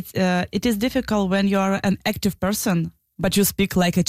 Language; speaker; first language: English; non-native, learner; Ukrainian